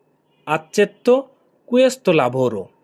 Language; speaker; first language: Italian; non-native, learner; Bangla